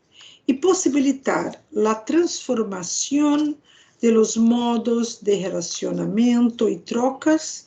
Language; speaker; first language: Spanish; non-native, fluent; Portuguese